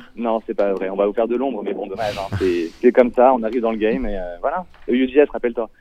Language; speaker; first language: French; native; French